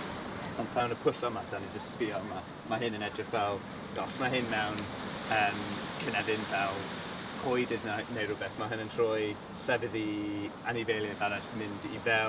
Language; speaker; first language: Welsh; non-native, learner; English